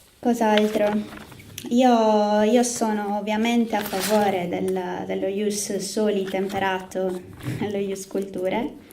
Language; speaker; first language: Italian; early bilingual, other home language; Spanish